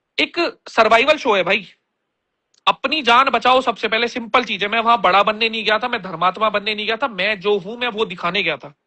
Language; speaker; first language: Hindi; native; Hindi